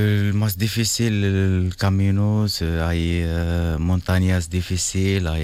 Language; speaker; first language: Spanish; non-native, learner; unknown